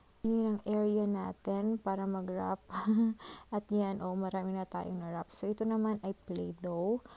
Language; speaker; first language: Filipino; non-native, local second language; Cebuano